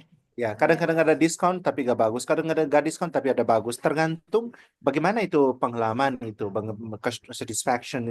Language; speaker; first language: Indonesian; non-native, learner; Nepali